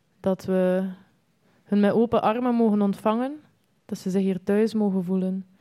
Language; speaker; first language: Dutch; native; Dutch